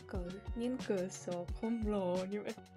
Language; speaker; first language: Vietnamese; non-native, learner; Russian